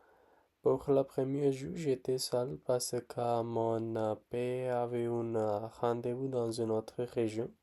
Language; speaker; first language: French; non-native, learner; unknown